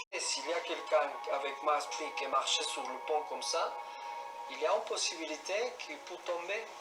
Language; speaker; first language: French; non-native, learner; Spanish